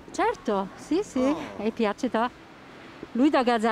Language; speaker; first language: Italian; non-native, learner; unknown